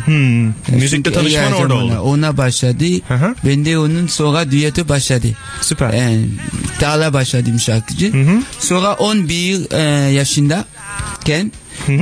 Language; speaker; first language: Turkish; non-native, learner; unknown